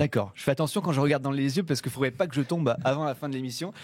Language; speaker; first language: French; native; French